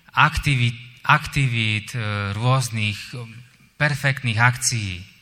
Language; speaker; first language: Slovak; native; Slovak